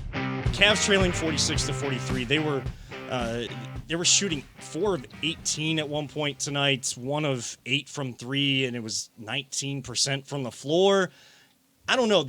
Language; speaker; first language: English; native; English